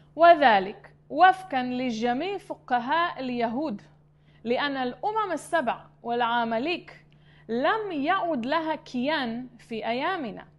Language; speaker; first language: Arabic; non-native, fluent; Hebrew